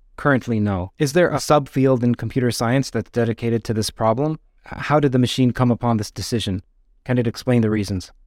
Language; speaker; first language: English; native; English